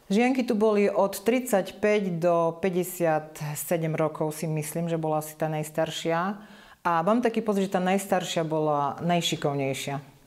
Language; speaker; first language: Slovak; native; Slovak